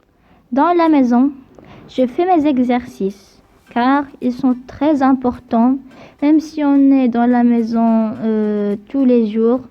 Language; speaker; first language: French; non-native, local second language; Arabic